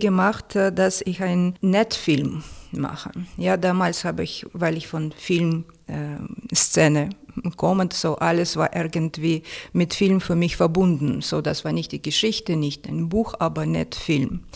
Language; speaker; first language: German; non-native, fluent; Russian